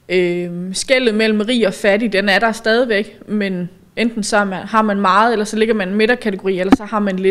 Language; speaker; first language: Danish; native; Danish